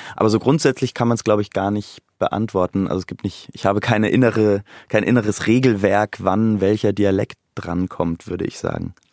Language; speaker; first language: German; native; German